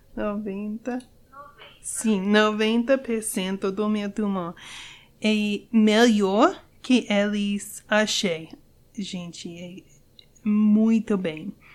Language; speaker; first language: Portuguese; non-native, learner; English